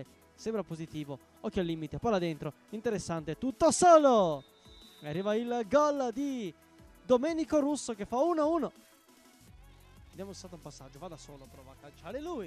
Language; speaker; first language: Italian; native; Italian